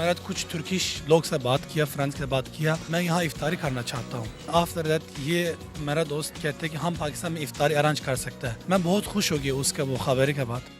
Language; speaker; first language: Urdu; non-native, learner; Turkish